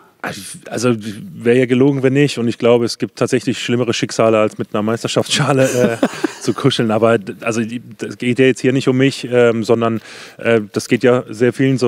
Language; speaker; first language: German; native; German